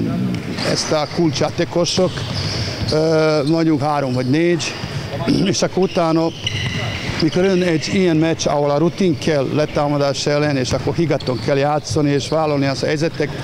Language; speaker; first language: Hungarian; non-native, fluent; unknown